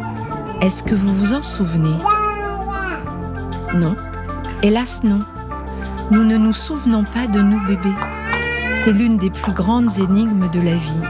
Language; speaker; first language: French; native; French